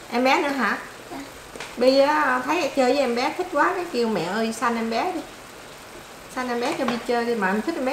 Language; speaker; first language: Vietnamese; native; Vietnamese